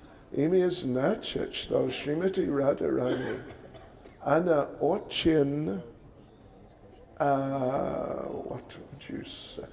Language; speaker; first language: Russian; non-native, learner; English